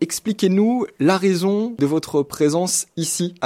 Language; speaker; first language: French; native; French